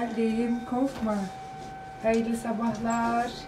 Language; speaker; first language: Turkish; native; Turkish